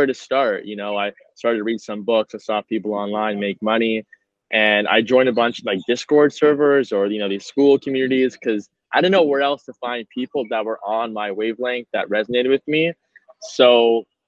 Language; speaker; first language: English; native; English